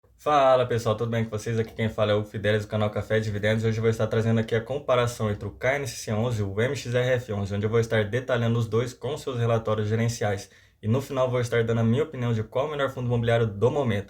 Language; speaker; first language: Portuguese; native; Portuguese